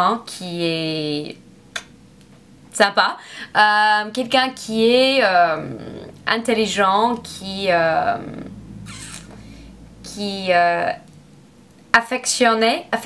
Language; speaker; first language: French; non-native, learner; English